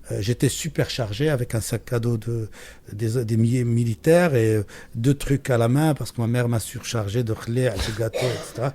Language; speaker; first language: French; non-native, local second language; Arabic